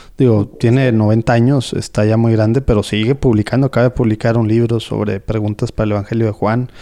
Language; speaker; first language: Spanish; native; Spanish